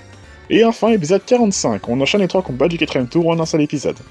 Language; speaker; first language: French; native; French